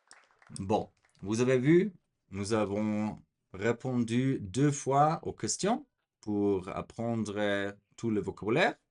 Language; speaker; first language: French; non-native, fluent; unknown